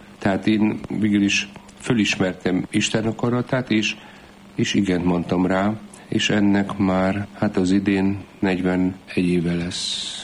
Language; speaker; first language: Hungarian; non-native, fluent; Polish